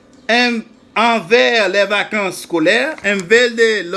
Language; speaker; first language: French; non-native, fluent; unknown